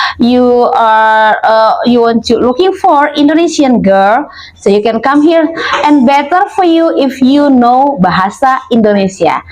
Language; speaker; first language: English; non-native, learner; Indonesian